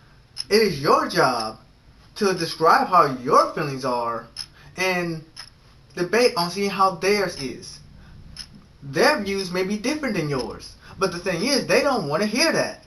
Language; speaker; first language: English; native; English